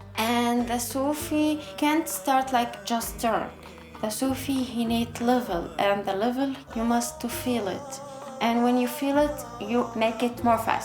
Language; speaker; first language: English; non-native, learner; Arabic